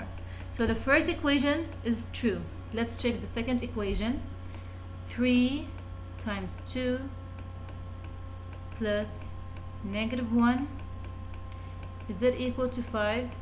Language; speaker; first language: English; non-native, fluent; Arabic